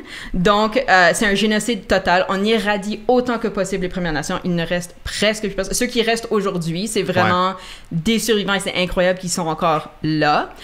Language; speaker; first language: French; native; French